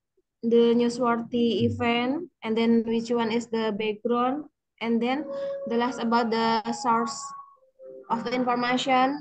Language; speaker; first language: English; non-native, learner; Indonesian